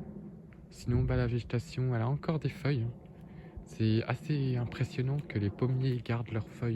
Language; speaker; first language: French; native; French